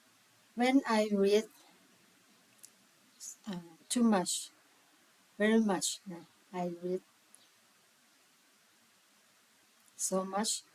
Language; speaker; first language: English; non-native, learner; Thai